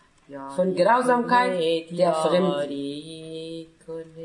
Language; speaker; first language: German; non-native, fluent; Persian